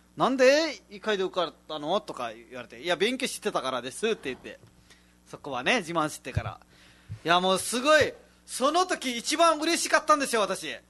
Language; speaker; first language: Japanese; non-native, fluent; Nepali